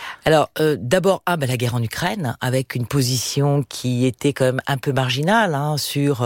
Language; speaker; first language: French; native; French